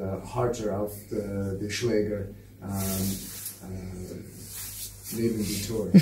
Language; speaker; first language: German; non-native, learner; English